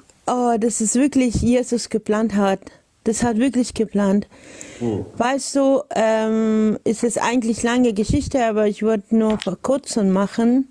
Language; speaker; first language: German; non-native, learner; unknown